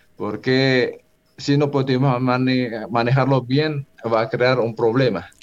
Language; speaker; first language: Spanish; non-native, fluent; Indonesian